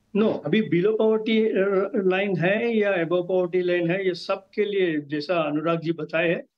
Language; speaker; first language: Hindi; non-native, local second language; Telugu